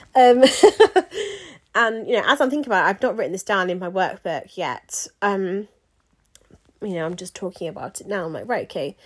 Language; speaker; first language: English; native; English